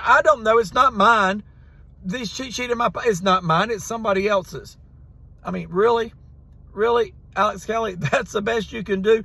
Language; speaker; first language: English; native; English